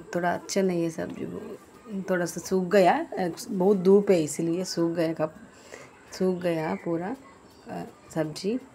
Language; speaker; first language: Hindi; non-native, local second language; Telugu